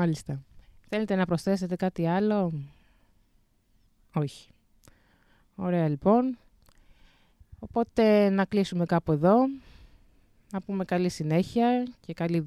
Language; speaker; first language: Greek; native; Greek